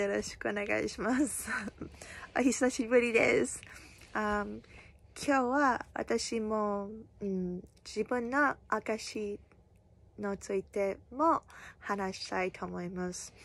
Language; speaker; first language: Japanese; non-native, learner; English